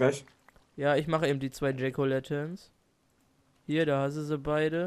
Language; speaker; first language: German; native; German